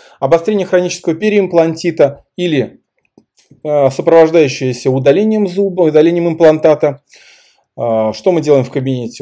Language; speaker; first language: Russian; native; Russian